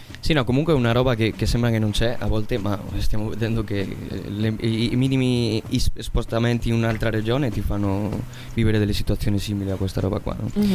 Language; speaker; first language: Italian; non-native, fluent; Spanish